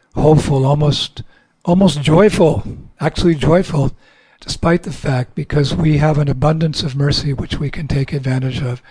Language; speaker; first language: English; native; English